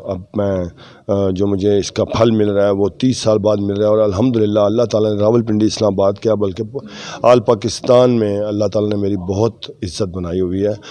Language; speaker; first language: Urdu; non-native, local second language; Punjabi